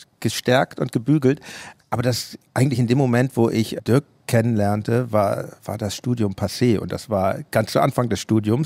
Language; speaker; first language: German; native; German